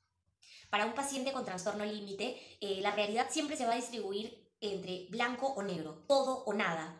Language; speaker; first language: Spanish; native; Spanish